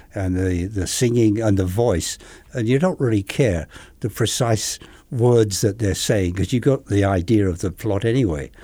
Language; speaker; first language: English; native; English